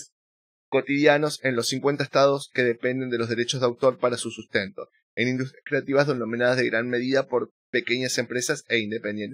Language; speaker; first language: Spanish; native; Spanish